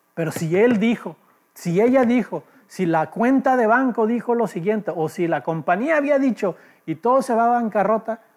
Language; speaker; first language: Spanish; early bilingual, heritage; Spanish